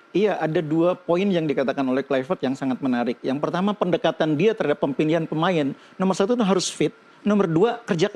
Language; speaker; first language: Indonesian; native; Indonesian